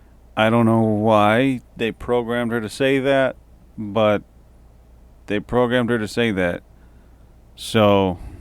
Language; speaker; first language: English; native; English